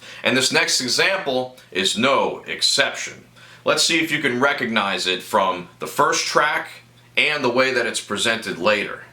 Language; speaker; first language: English; native; English